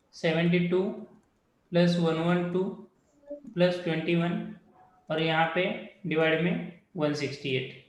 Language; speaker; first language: Hindi; non-native, local second language; Marathi